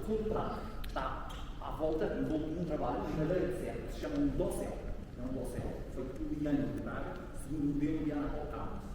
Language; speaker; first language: Portuguese; native; Portuguese